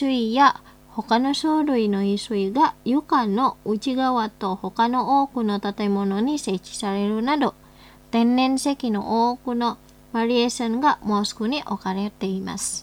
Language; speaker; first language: Japanese; non-native, fluent; Indonesian